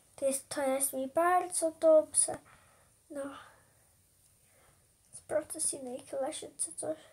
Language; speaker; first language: Polish; early bilingual, heritage; Polish